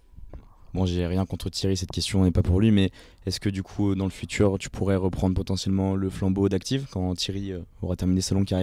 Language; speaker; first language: French; native; French